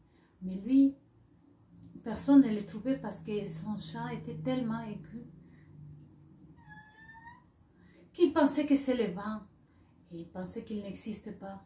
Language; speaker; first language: French; non-native, fluent; Spanish